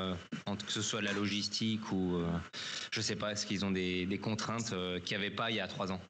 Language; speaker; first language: French; native; French